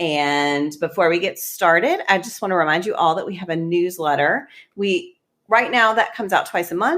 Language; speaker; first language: English; native; English